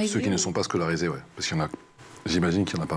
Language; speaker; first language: French; native; French